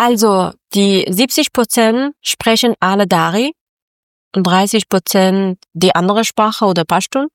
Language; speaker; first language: German; non-native, learner; Persian